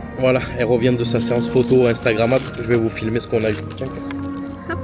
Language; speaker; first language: French; native; French